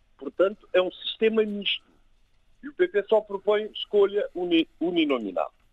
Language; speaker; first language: Portuguese; non-native, local second language; Kabuverdianu